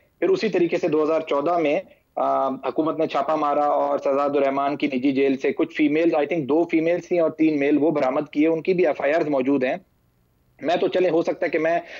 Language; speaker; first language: Urdu; non-native, local second language; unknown